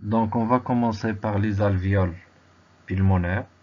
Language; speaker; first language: French; non-native, local second language; Arabic